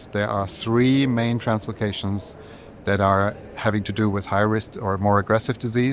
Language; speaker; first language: English; non-native, fluent; German